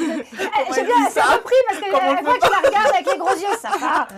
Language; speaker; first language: French; native; French